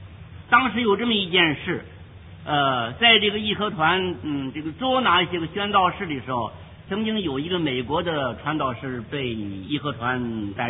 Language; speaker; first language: Chinese; native; Chinese